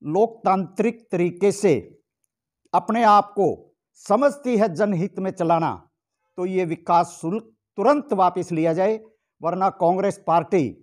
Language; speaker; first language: Hindi; native; Hindi